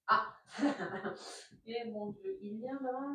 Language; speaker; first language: French; native; French